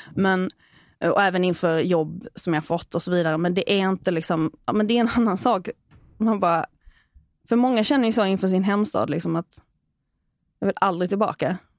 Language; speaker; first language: Swedish; native; Swedish